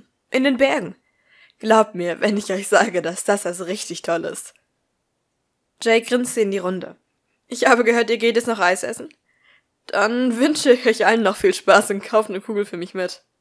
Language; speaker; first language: German; native; German